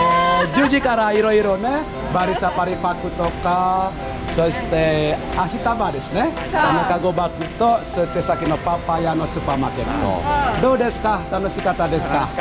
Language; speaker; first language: Japanese; non-native, fluent; Indonesian